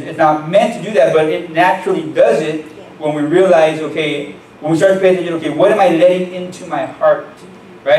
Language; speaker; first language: English; native; English